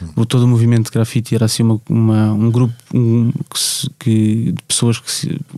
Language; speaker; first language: Portuguese; native; Portuguese